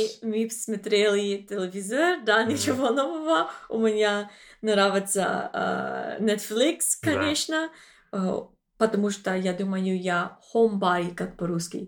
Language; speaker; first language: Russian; non-native, learner; English